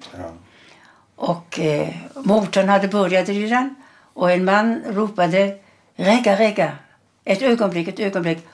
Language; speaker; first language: Swedish; early bilingual, other home language; German